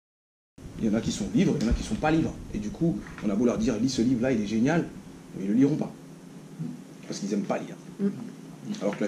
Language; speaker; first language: French; native; French